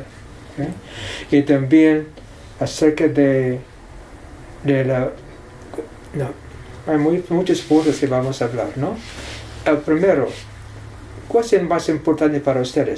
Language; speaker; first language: Spanish; non-native, fluent; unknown